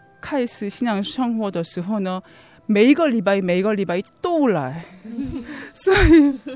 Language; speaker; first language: Chinese; non-native, fluent; Korean